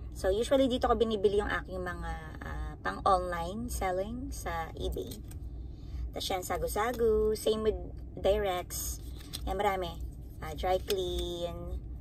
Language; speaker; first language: Filipino; native; Filipino